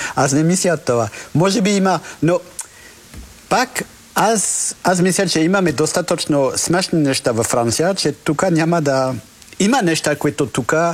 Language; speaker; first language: Bulgarian; non-native, learner; French